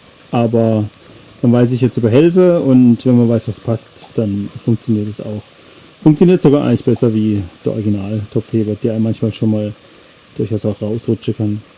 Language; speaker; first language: German; native; German